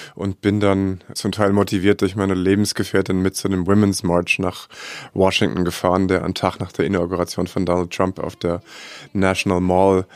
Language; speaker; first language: German; native; German